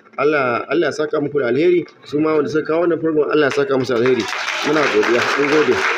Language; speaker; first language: Hausa; native; Hausa